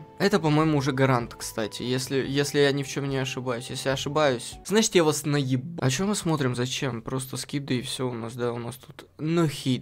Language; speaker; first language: Russian; native; Russian